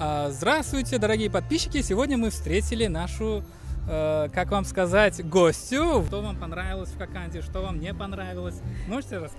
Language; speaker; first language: Russian; non-native, local second language; Uzbek